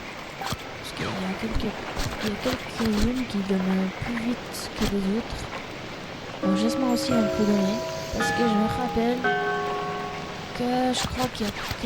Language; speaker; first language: French; non-native, fluent; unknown